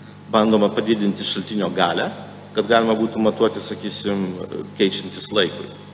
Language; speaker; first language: Lithuanian; native; Lithuanian